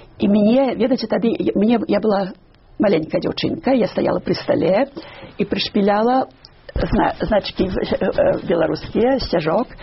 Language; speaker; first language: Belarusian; early bilingual, heritage; Belarusian